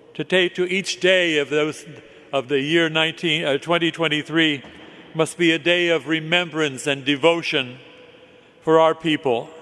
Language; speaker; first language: English; native; English